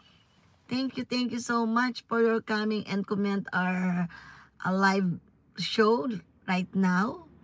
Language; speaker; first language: English; non-native, learner; Filipino